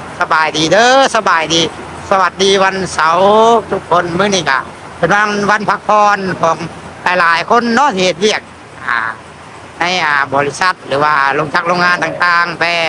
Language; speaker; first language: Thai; non-native, local second language; Lao